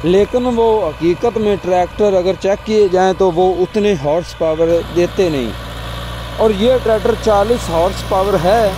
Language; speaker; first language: Urdu; non-native, local second language; Punjabi